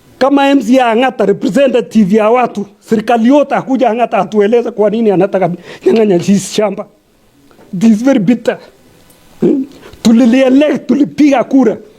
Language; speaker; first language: Swahili; non-native, local second language; Kalenjin